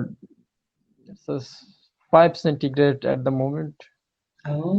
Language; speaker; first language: English; non-native, learner; Pashto